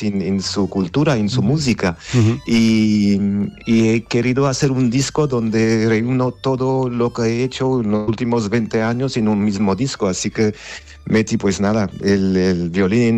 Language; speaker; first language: Spanish; non-native, fluent; Armenian